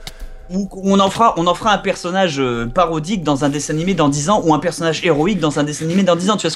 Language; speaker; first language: French; native; French